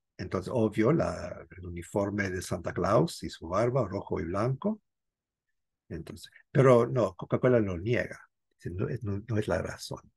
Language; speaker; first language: Spanish; non-native, fluent; English